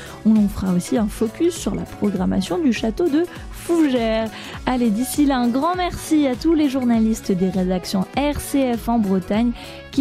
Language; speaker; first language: French; native; French